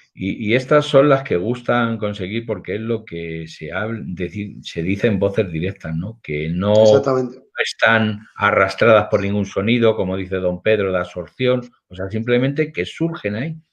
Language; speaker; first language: Spanish; native; Spanish